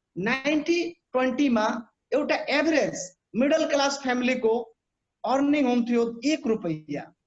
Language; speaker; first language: Nepali; non-native, local second language; Bhojpuri